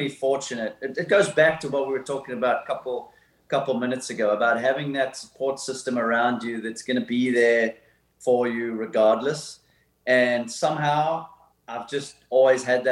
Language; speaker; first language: English; native; English